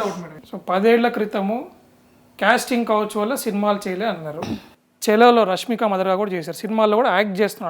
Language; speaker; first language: Telugu; native; Telugu